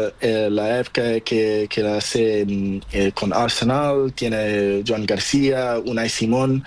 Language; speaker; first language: Spanish; non-native, learner; Portuguese